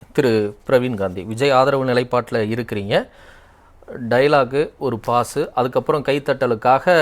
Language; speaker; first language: Tamil; native; Tamil